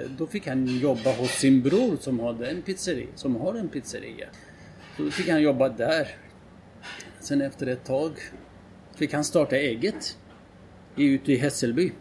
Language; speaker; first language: Swedish; non-native, fluent; Kurdish